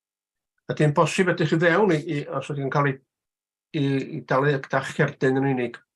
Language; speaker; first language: Welsh; native; Welsh